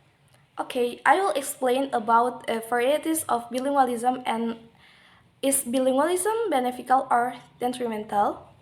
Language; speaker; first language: English; non-native, learner; Indonesian